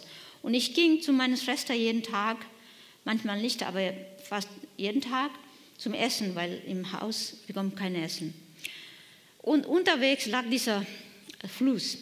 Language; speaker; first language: German; non-native, learner; Nepali